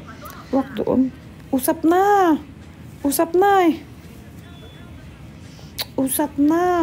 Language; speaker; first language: Filipino; non-native, learner; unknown